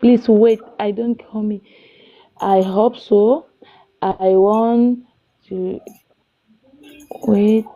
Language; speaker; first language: English; non-native, learner; French